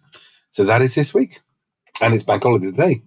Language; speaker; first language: English; native; English